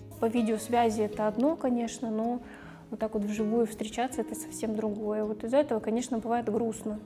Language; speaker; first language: Russian; native; Russian